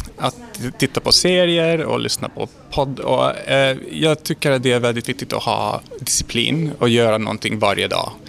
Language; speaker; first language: Swedish; non-native, fluent; Hungarian